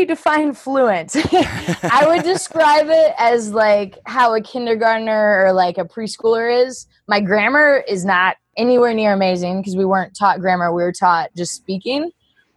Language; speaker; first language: English; native; English